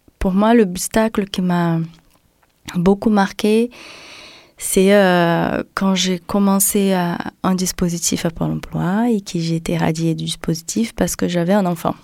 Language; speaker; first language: French; non-native, fluent; Portuguese